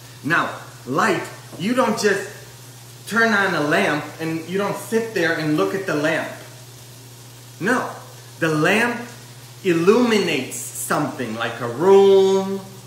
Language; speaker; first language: English; early bilingual, other home language; Polish